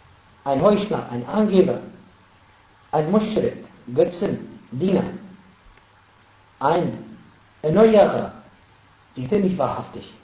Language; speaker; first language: German; non-native, fluent; Arabic